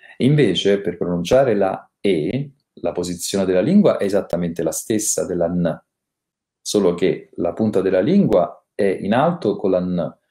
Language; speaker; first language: Italian; native; Italian